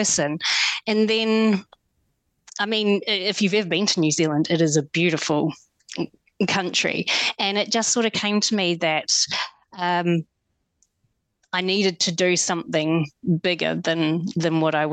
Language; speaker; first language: English; native; English